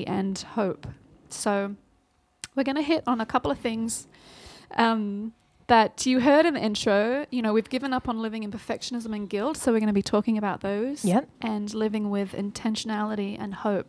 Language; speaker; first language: English; native; English